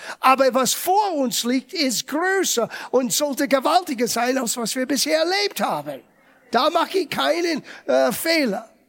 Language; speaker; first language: German; non-native, fluent; English